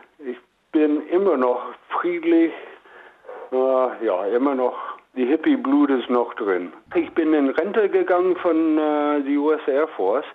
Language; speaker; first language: German; non-native, fluent; English